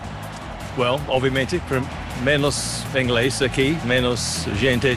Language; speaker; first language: Portuguese; non-native, learner; English